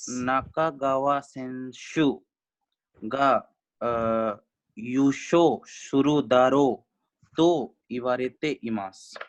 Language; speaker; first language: Japanese; non-native, learner; Hindi